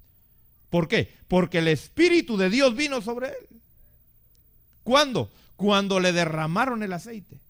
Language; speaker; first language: Spanish; native; Spanish